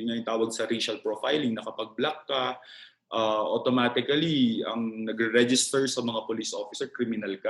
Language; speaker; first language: Filipino; native; Filipino